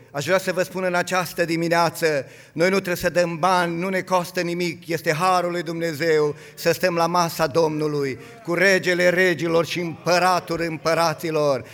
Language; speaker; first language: Romanian; native; Romanian